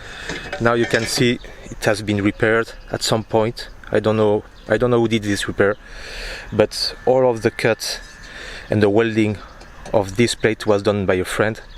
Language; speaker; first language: English; non-native, fluent; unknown